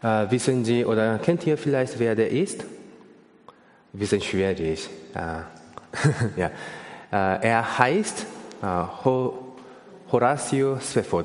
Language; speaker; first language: German; non-native, learner; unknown